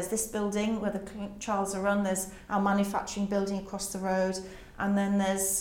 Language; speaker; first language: English; native; English